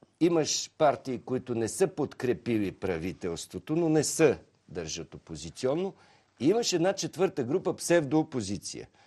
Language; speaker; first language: Bulgarian; native; Bulgarian